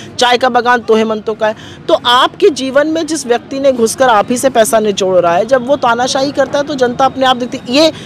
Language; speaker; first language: Hindi; native; Hindi